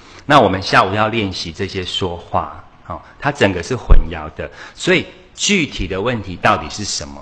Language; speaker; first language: Chinese; native; Chinese